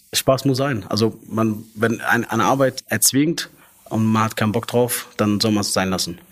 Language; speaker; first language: German; early bilingual, other home language; Arabic